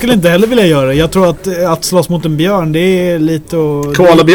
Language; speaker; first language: Swedish; native; Swedish